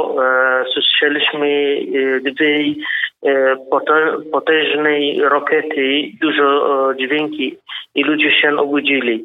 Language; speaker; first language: Polish; non-native, learner; Kurdish